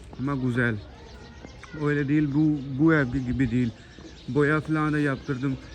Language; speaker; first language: Turkish; non-native, learner; Urdu